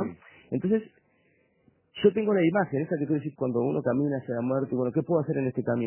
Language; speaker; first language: Spanish; native; Spanish